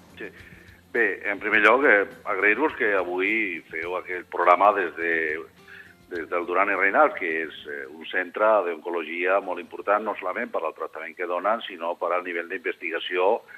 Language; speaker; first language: Catalan; non-native, local second language; Spanish